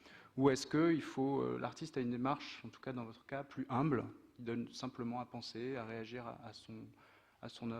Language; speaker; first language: French; native; French